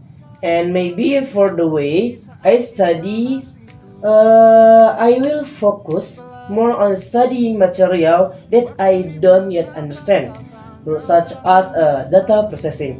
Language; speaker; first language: English; non-native, learner; Indonesian